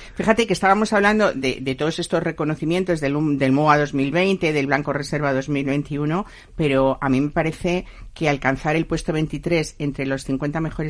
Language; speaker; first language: Spanish; native; Spanish